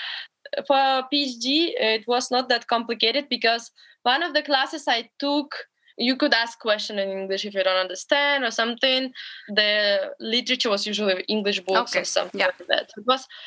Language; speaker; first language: English; non-native, fluent; Russian